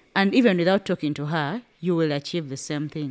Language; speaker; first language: English; non-native, local second language; Ganda